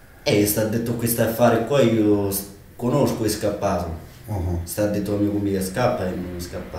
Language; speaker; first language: Italian; non-native, learner; Arabic